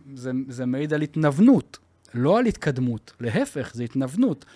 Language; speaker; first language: Hebrew; native; Hebrew